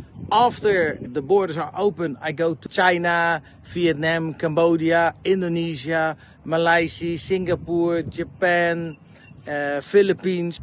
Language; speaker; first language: English; non-native, learner; Dutch